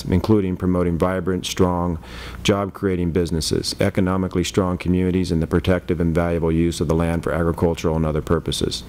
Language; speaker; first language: English; native; English